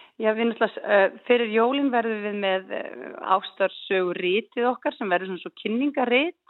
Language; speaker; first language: Icelandic; native; Icelandic